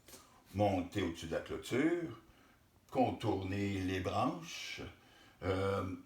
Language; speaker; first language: French; native; French